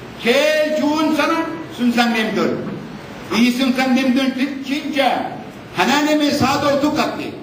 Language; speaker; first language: Korean; non-native, learner; Arabic